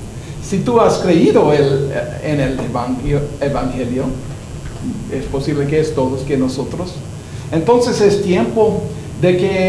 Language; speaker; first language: Spanish; non-native, learner; English